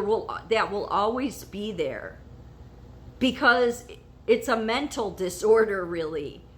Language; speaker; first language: English; native; English